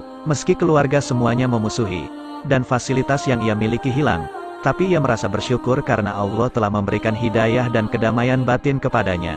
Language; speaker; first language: Indonesian; native; Indonesian